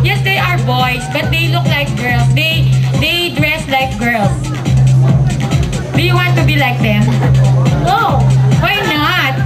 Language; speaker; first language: English; non-native, local second language; Filipino